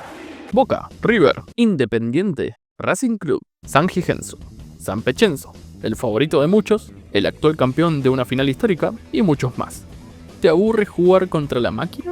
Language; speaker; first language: Spanish; native; Spanish